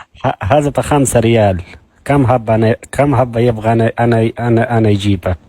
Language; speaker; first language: Arabic; non-native, learner; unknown